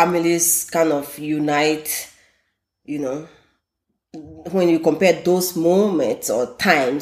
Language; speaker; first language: English; non-native, local second language; Ewe